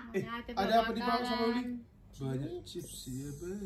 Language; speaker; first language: Indonesian; non-native, learner; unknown